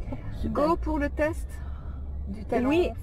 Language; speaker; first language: French; native; French